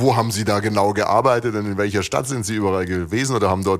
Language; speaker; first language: German; native; German